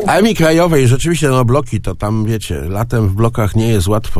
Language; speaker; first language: Polish; native; Polish